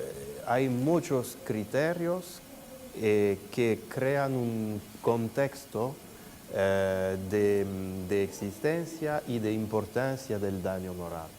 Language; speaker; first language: Spanish; non-native, fluent; French